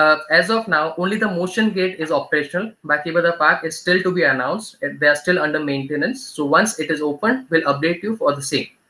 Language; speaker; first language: English; non-native, local second language; Gujarati